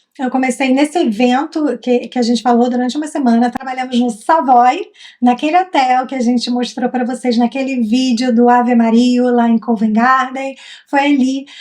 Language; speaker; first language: Portuguese; native; Portuguese